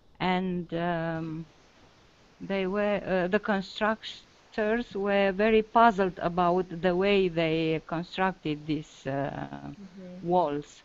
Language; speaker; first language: English; non-native, learner; Romanian